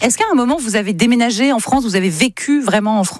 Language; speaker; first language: French; native; French